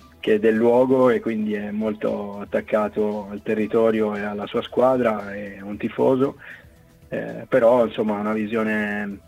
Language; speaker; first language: Italian; native; Italian